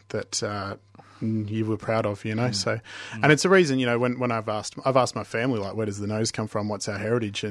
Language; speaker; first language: English; native; English